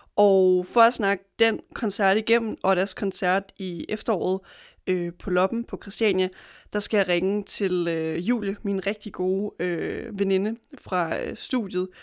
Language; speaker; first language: Danish; native; Danish